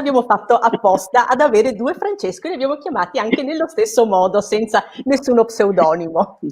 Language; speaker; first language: Italian; native; Italian